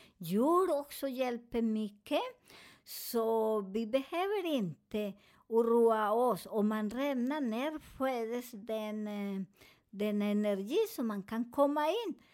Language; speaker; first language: Swedish; non-native, learner; Spanish